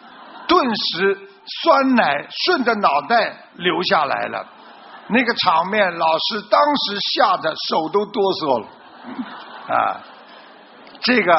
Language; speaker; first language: Chinese; native; Chinese